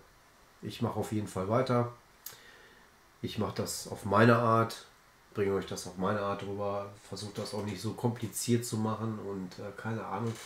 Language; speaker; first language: German; native; German